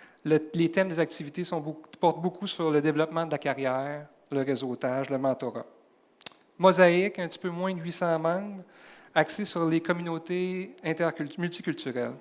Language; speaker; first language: French; native; French